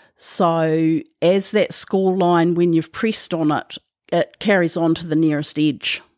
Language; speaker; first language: English; native; English